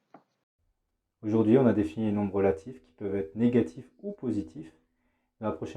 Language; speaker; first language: French; native; French